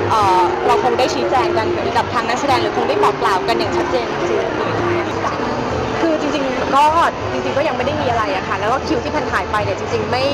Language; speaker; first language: Thai; native; Thai